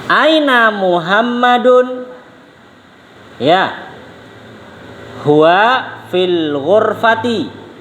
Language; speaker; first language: Arabic; non-native, fluent; Indonesian